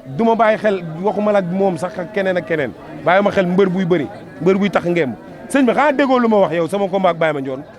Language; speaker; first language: Wolof; non-native, local second language; Fula